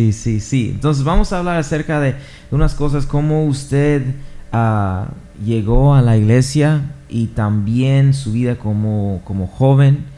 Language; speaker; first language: Spanish; non-native, fluent; English